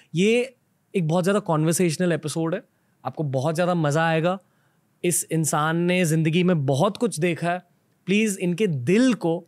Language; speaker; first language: Hindi; native; Hindi